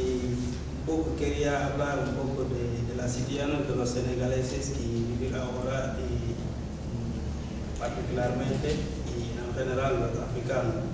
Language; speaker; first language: Spanish; non-native, learner; Wolof